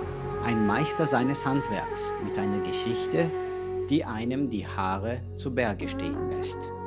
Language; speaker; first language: German; native; German